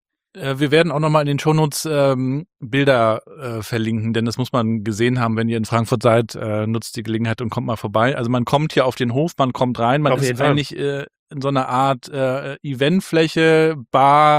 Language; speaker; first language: German; native; German